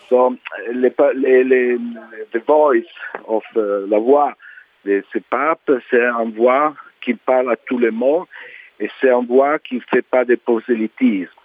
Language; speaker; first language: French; non-native, learner; Italian